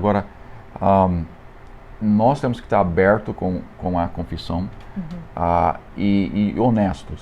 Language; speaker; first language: Portuguese; non-native, fluent; English